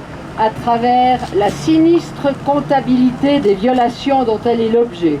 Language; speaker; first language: French; native; French